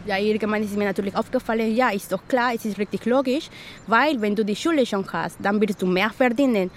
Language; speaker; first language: German; non-native, fluent; Spanish